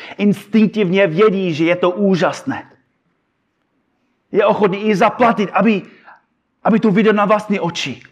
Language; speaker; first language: Czech; non-native, fluent; English